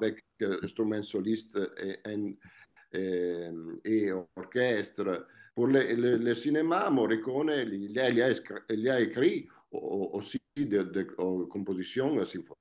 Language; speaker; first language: French; non-native, fluent; Italian